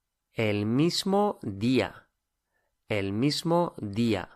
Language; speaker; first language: Spanish; non-native, fluent; English